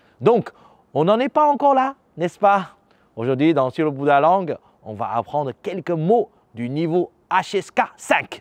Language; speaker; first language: French; native; French